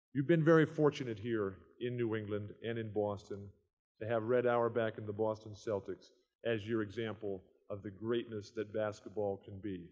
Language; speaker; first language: English; native; English